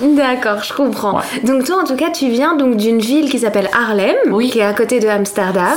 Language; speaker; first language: French; native; French